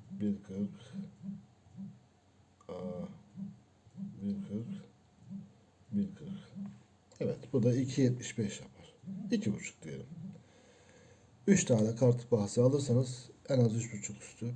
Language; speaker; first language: Turkish; native; Turkish